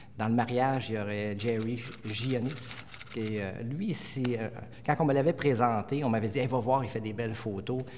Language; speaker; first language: French; native; French